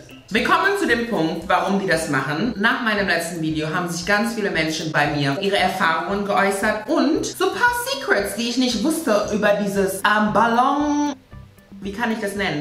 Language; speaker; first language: German; native; German